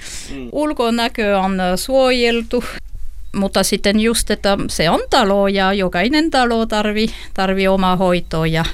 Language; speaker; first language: Finnish; non-native, learner; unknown